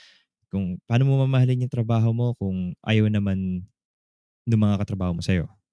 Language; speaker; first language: Filipino; native; Filipino